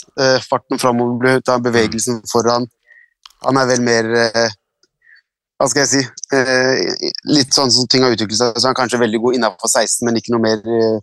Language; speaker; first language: Norwegian; early bilingual, other home language; Arabic